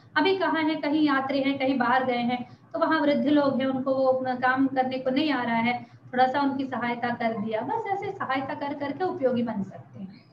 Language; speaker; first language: Hindi; native; Hindi